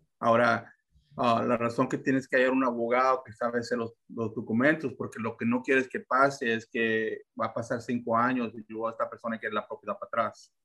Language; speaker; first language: Spanish; early bilingual, heritage; Spanish